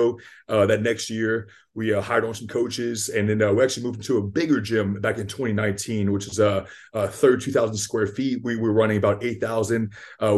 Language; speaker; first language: English; native; English